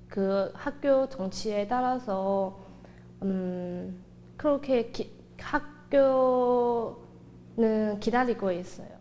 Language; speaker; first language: Korean; non-native, learner; Chinese